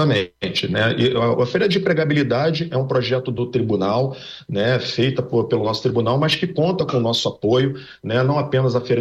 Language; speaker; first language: Portuguese; native; Portuguese